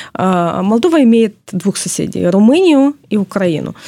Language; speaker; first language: Russian; non-native, local second language; Ukrainian